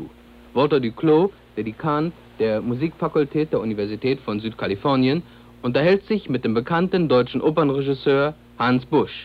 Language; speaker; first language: German; native; German